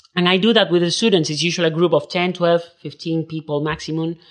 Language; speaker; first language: English; non-native, fluent; Spanish